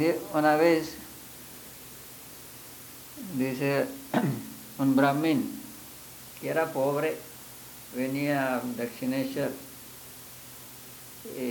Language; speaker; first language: Spanish; non-native, fluent; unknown